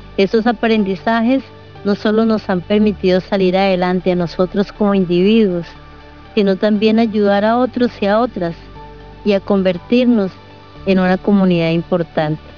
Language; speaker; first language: Spanish; native; Spanish